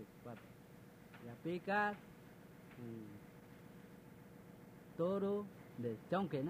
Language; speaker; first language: Spanish; non-native, local second language; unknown